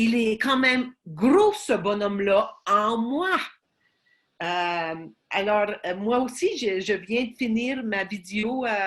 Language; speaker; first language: French; non-native, fluent; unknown